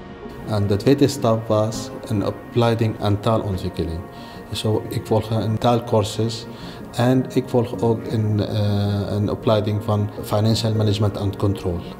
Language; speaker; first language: Dutch; non-native, learner; Arabic